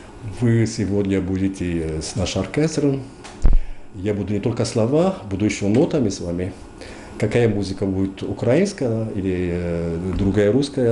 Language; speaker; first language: Russian; non-native, learner; Arabic